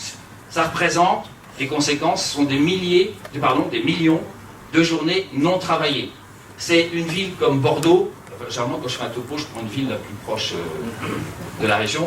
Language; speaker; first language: French; native; French